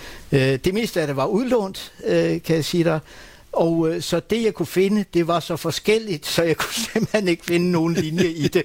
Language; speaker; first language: Danish; native; Danish